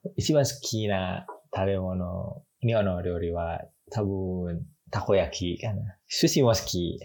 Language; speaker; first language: Japanese; non-native, learner; Indonesian